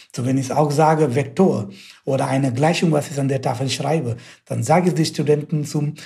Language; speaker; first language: German; non-native, fluent; Hindi